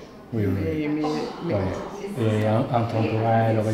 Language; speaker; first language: French; non-native, fluent; English